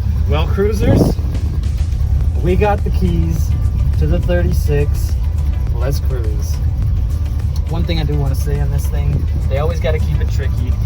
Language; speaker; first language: English; native; English